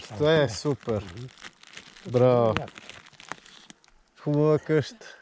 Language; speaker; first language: Bulgarian; native; Bulgarian